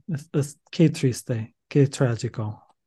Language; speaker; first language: Spanish; non-native, learner; English